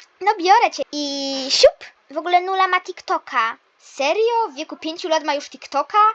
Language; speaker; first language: Polish; native; Polish